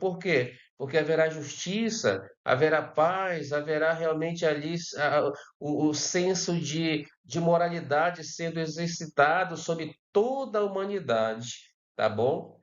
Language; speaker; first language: Portuguese; native; Portuguese